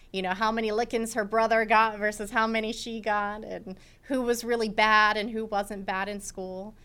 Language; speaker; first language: English; native; English